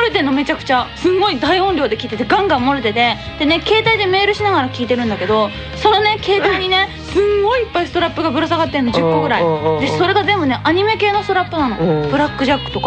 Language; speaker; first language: Japanese; native; Japanese